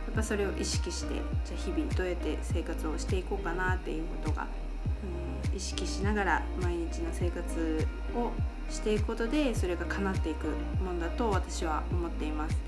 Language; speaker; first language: Japanese; native; Japanese